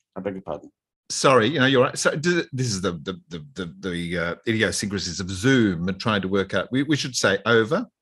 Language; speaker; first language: English; native; English